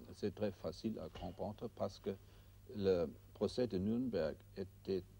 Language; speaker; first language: French; non-native, fluent; German